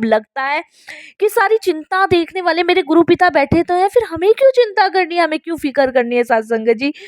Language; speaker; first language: Hindi; native; Hindi